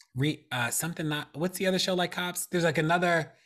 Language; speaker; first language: English; native; English